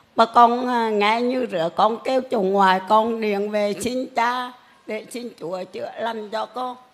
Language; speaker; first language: Vietnamese; native; Vietnamese